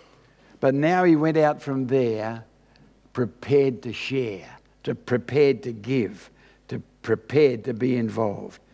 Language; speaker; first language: English; native; English